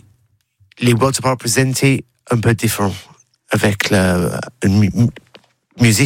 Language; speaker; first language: French; non-native, learner; English